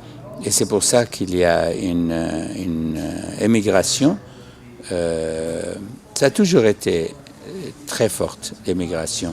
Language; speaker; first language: French; non-native, fluent; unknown